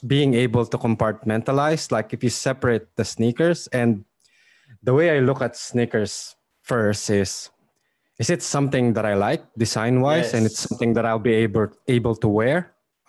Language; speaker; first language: English; non-native, local second language; Filipino